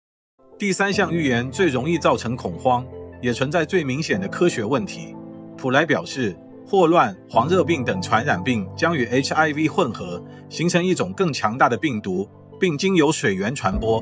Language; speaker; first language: Chinese; native; Chinese